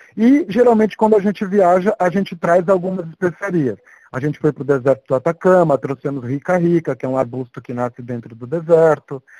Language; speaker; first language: Portuguese; native; Portuguese